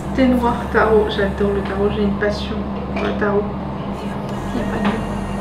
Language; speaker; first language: French; native; French